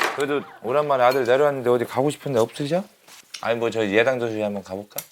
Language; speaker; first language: Korean; native; Korean